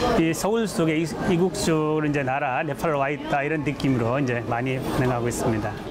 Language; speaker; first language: Korean; non-native, fluent; Nepali